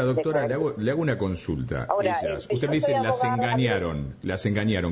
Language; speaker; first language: Spanish; native; Spanish